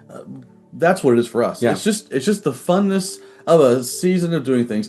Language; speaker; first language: English; native; English